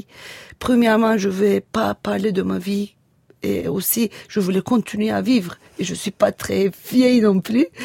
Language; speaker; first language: French; non-native, fluent; Turkish